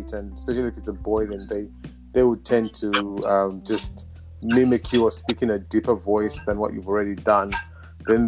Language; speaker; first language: English; non-native, local second language; Shona